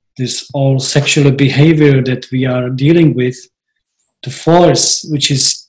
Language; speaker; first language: English; non-native, fluent; Czech